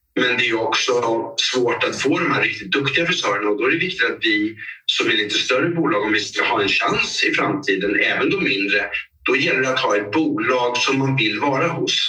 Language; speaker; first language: Swedish; native; Swedish